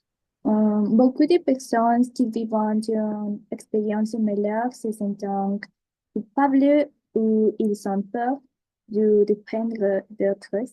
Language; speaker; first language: French; non-native, learner; Spanish